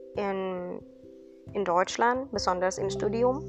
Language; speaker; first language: German; non-native, fluent; Indonesian